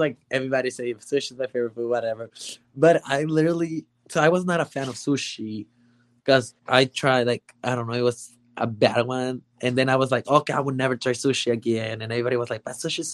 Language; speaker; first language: English; non-native, fluent; Spanish